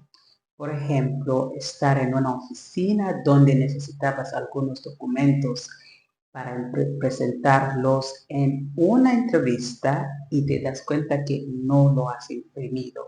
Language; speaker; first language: Spanish; non-native, learner; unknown